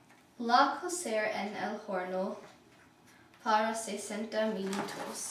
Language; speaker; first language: Spanish; non-native, learner; English